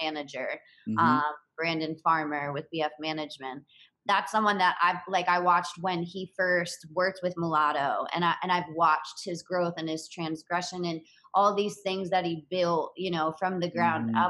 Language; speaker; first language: English; native; English